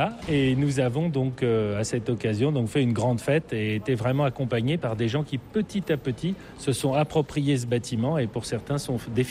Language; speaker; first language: French; native; French